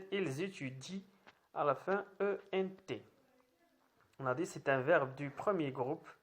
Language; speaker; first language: French; non-native, local second language; Arabic